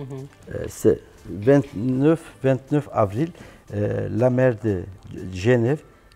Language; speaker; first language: French; non-native, learner; Turkish